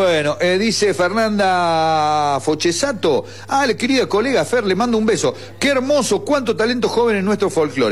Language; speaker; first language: Spanish; native; Spanish